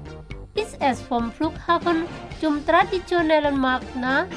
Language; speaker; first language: German; non-native, fluent; Indonesian